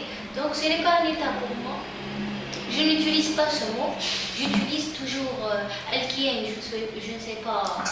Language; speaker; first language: French; non-native, local second language; Arabic